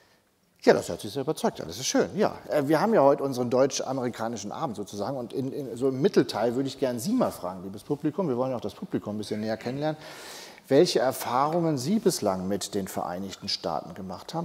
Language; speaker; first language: German; native; German